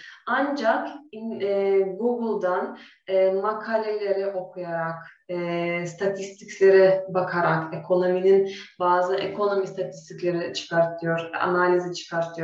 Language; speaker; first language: Turkish; non-native, fluent; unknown